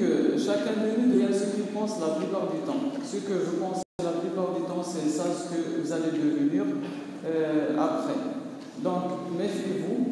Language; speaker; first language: French; non-native, local second language; Arabic